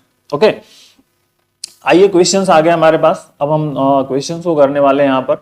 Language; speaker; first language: Hindi; native; Hindi